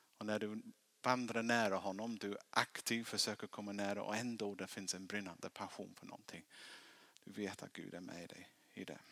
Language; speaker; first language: Swedish; non-native, fluent; English